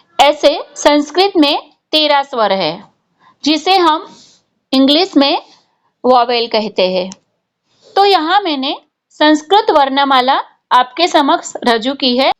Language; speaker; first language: Hindi; non-native, local second language; Gujarati